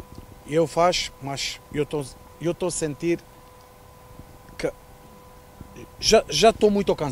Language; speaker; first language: Portuguese; non-native, learner; Romanian